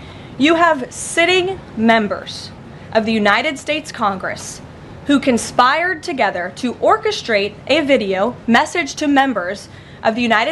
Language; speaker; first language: English; native; English